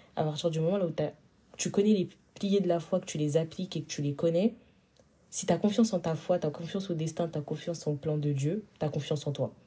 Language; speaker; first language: French; early bilingual, other home language; Wolof